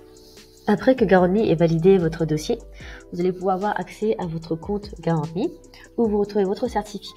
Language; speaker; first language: French; native; French